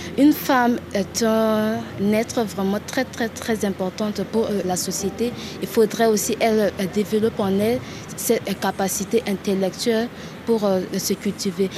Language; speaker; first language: French; non-native, local second language; Sango